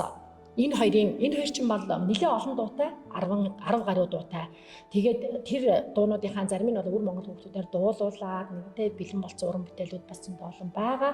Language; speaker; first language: Mongolian; native; Mongolian